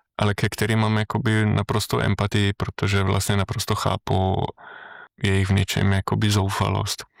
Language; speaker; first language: Czech; non-native, fluent; Slovenian